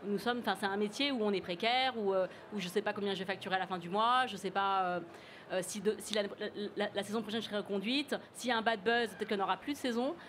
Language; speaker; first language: French; early bilingual, other home language; Cantonese